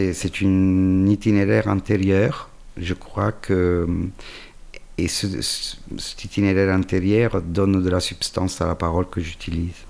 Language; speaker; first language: French; non-native, fluent; Italian